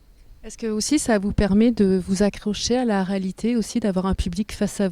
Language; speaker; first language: French; native; French